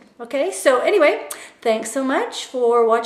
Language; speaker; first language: English; native; English